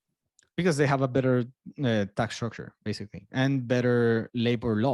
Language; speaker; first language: English; non-native, fluent; Spanish